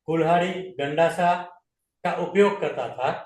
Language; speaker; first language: Hindi; non-native, local second language; Gujarati